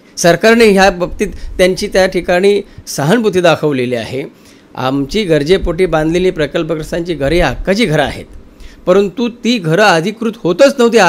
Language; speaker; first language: Marathi; native; Marathi